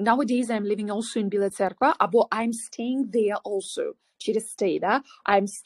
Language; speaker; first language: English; non-native, fluent; Ukrainian